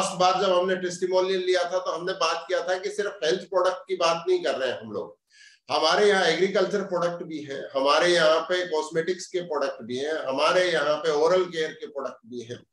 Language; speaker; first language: Hindi; native; Hindi